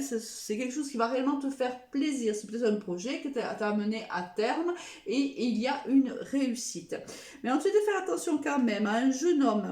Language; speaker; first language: French; native; French